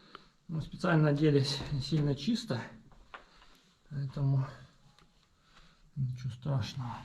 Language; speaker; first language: Russian; native; Russian